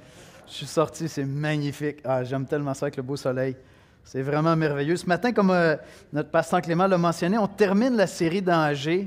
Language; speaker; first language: French; native; French